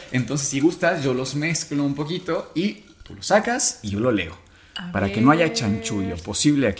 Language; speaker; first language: Spanish; native; Spanish